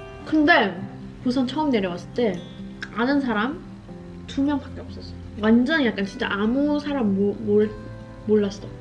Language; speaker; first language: Korean; non-native, fluent; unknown